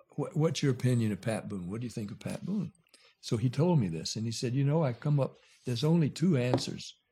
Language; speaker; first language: English; native; English